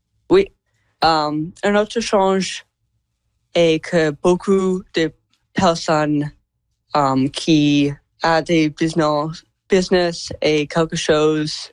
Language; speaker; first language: French; non-native, learner; English